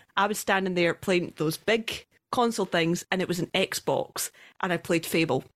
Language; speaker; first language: English; native; English